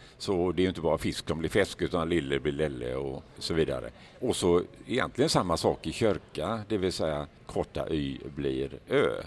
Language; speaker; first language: Swedish; native; Swedish